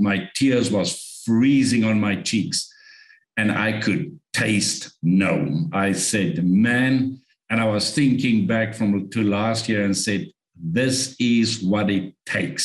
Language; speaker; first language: English; non-native, local second language; Afrikaans